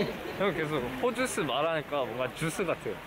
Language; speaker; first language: Korean; early bilingual, heritage; English